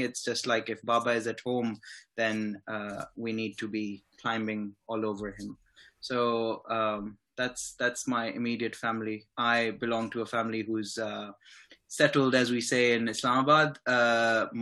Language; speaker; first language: English; non-native, local second language; Urdu